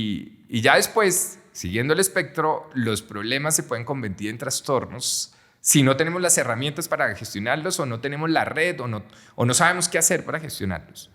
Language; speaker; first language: Spanish; native; Spanish